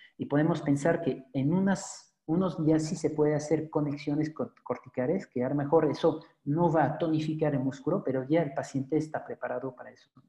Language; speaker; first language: Spanish; non-native, fluent; French